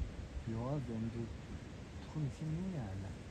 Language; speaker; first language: Persian; native; Persian